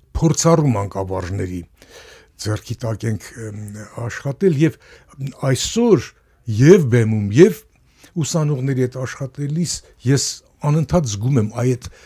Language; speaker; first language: Armenian; native; Armenian